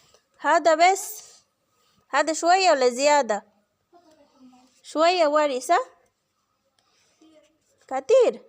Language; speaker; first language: Arabic; non-native, learner; Bangla